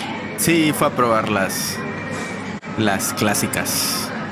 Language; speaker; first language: Spanish; native; Spanish